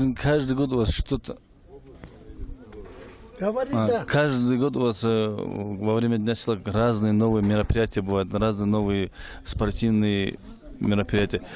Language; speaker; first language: Russian; native; Russian